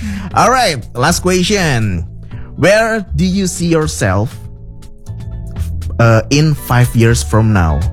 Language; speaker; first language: English; non-native, fluent; Indonesian